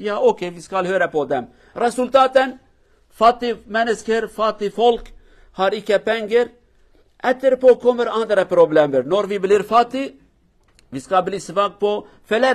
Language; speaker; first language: Norwegian; non-native, learner; Kurdish